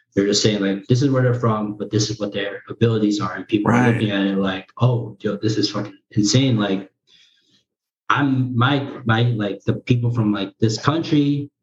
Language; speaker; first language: English; early bilingual, other home language; Korean